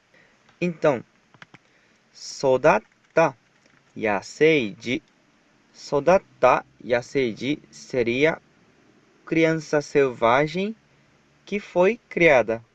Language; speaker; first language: Portuguese; non-native, fluent; Japanese